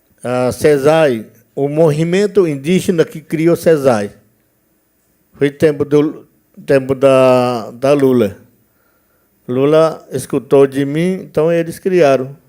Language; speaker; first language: Portuguese; non-native, local second language; Yanomámi